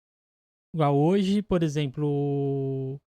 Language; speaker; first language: Portuguese; native; Portuguese